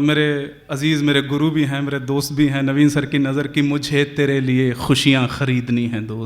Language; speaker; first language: Hindi; native; Hindi